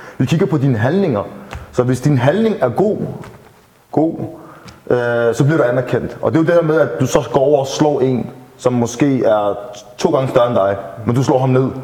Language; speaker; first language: Danish; native; Danish